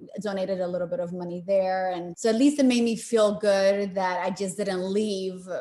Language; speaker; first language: English; early bilingual, other home language; Polish